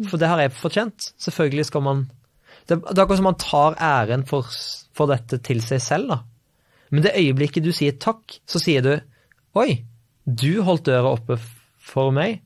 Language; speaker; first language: Norwegian; native; Norwegian